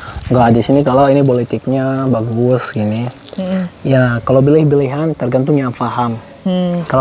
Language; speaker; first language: Indonesian; non-native, fluent; Arabic